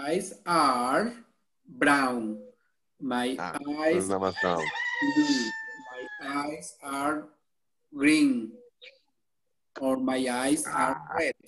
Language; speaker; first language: English; non-native, fluent; Spanish